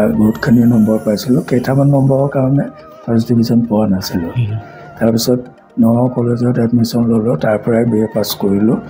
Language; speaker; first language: Assamese; native; Assamese